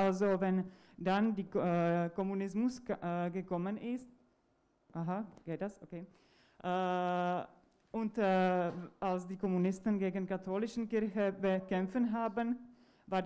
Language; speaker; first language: German; non-native, fluent; Czech